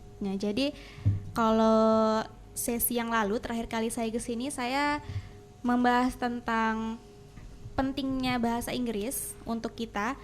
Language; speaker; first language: Indonesian; native; Indonesian